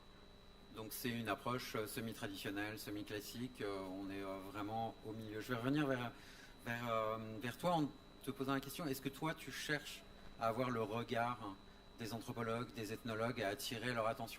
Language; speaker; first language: French; native; French